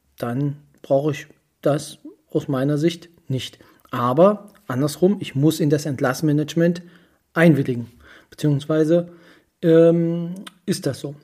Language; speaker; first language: German; native; German